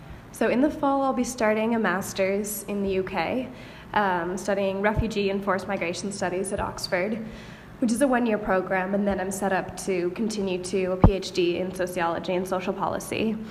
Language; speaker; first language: English; native; English